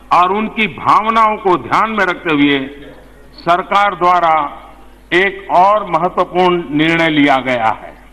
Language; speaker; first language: Hindi; native; Hindi